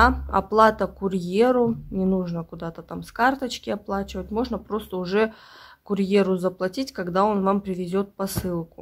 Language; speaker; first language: Russian; native; Russian